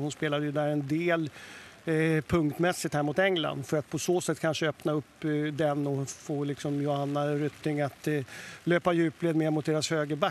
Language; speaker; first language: Swedish; native; Swedish